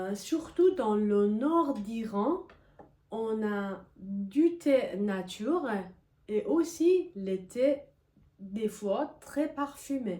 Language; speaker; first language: French; non-native, fluent; Persian